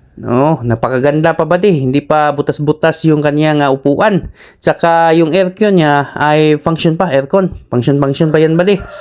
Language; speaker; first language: Filipino; non-native, local second language; Cebuano